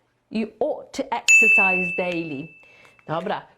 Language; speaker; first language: English; non-native, fluent; Polish